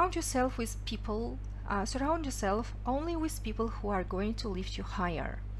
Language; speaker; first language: English; non-native, fluent; Kazakh